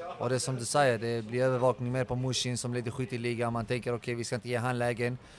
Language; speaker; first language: Swedish; early bilingual, other home language; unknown